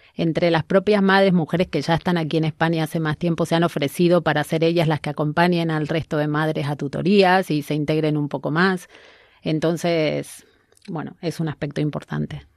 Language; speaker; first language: Spanish; native; Spanish